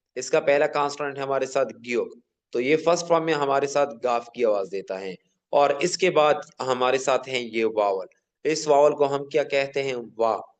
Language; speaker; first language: Urdu; non-native, local second language; Pashto